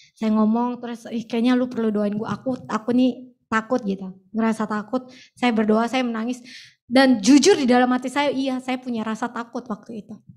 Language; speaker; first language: Indonesian; native; Indonesian